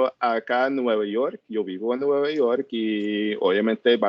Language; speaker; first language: Spanish; non-native, learner; English